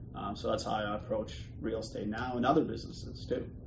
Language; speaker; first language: English; early bilingual, other home language; Bosnian